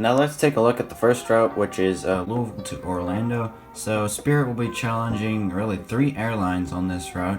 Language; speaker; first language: English; native; English